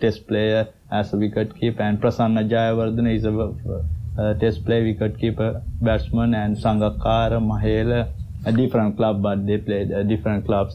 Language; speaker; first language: English; non-native, local second language; Sinhala